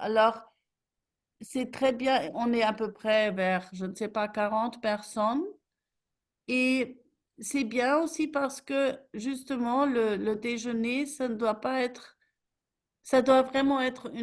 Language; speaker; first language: French; non-native, fluent; German